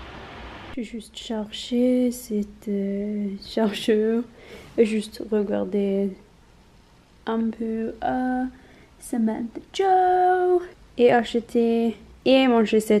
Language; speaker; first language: French; non-native, learner; Norwegian